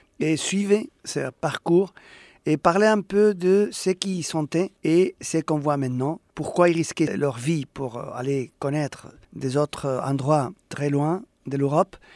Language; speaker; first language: French; non-native, fluent; Spanish